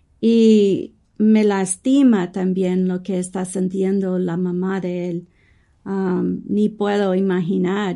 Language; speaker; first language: Spanish; non-native, fluent; English